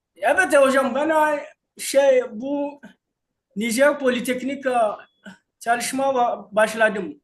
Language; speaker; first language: Turkish; non-native, learner; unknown